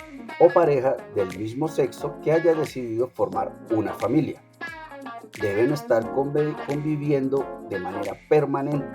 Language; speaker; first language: Spanish; native; Spanish